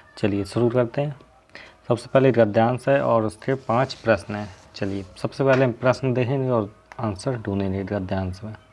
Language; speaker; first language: Hindi; native; Hindi